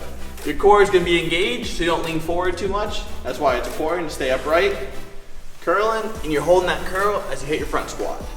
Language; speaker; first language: English; native; English